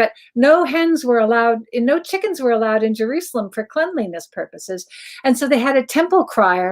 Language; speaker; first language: English; native; English